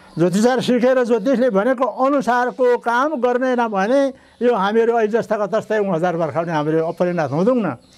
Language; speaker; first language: Nepali; non-native, local second language; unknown